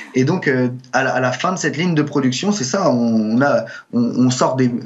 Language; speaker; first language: French; native; French